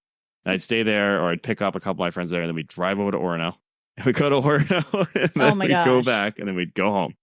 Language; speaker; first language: English; native; English